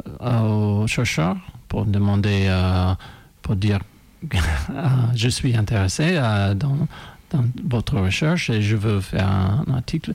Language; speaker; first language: French; non-native, fluent; English